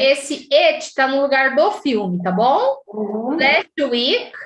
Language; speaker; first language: Portuguese; native; Portuguese